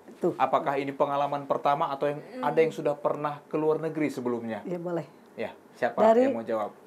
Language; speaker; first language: Indonesian; native; Indonesian